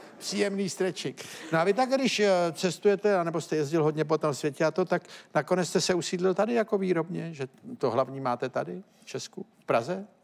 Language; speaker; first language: Czech; native; Czech